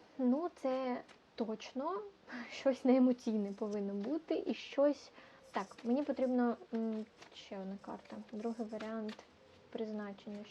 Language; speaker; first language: Ukrainian; non-native, local second language; Russian